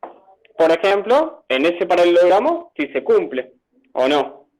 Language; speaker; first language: Spanish; native; Spanish